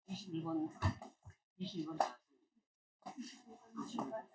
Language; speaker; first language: Korean; native; Korean